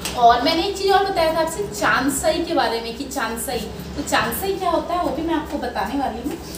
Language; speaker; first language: Hindi; non-native, local second language; Bangla